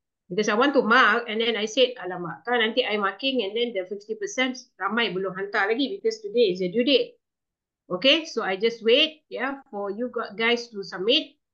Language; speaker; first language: English; non-native, local second language; Malay